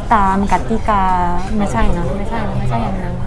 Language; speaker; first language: Thai; non-native, fluent; Japanese